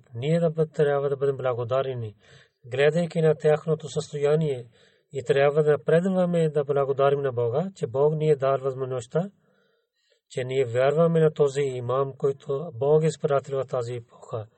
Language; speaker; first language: Bulgarian; non-native, learner; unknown